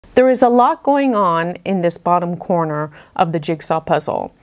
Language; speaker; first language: English; native; English